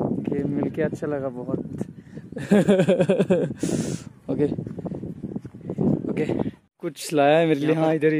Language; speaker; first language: Hindi; non-native, local second language; Assamese